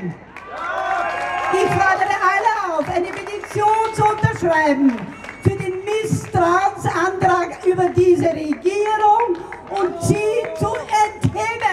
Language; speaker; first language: German; native; German